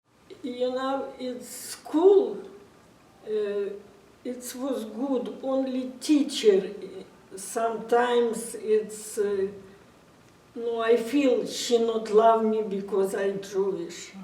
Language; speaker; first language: English; non-native, learner; Russian